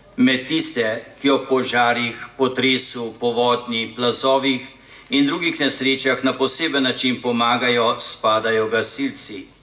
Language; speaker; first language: Slovenian; native; Slovenian